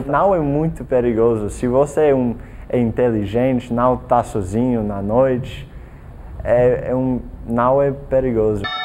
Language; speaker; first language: Portuguese; non-native, learner; English